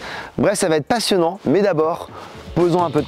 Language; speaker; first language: French; native; French